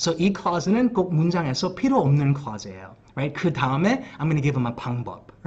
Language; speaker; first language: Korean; early bilingual, heritage; English